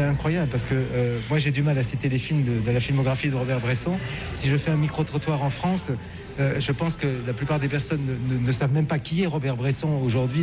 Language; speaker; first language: French; native; French